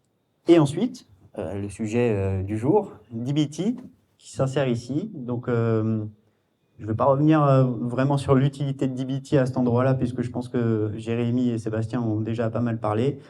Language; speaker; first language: French; native; French